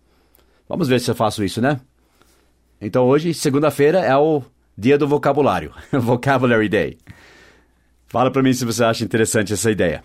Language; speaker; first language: Portuguese; non-native, fluent; English